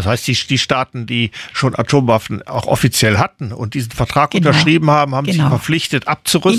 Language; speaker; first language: German; native; German